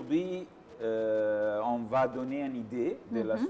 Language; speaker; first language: French; non-native, fluent; Italian